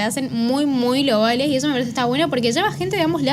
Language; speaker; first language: Spanish; native; Spanish